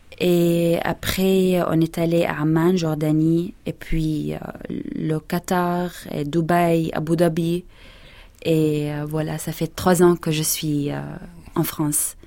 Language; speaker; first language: French; non-native, fluent; Arabic